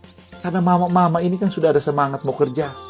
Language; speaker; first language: Indonesian; non-native, local second language; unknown